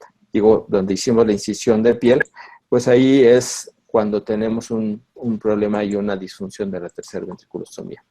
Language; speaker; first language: Spanish; native; Spanish